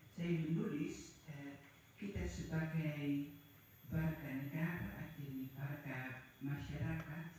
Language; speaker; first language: Indonesian; non-native, fluent; Dutch